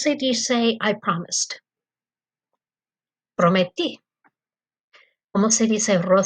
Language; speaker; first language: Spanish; non-native, fluent; English